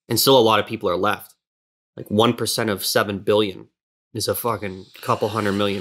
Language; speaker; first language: English; native; English